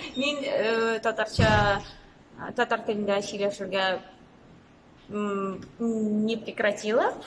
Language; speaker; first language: Tatar; non-native, local second language; Russian